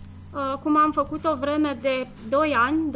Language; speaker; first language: Romanian; native; Romanian